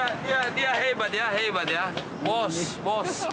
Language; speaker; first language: Indonesian; non-native, local second language; Nias